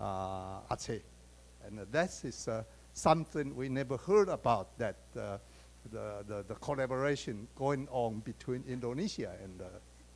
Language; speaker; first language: English; non-native, fluent; Chinese